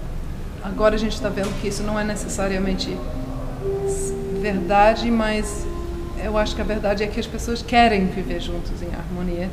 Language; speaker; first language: Portuguese; early bilingual, heritage; Portuguese